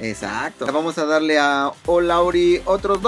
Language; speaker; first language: Spanish; native; Spanish